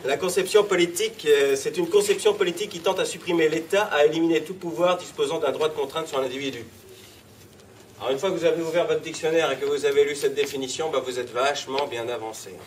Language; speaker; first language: French; native; French